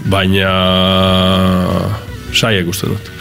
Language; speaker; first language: Basque; native; Basque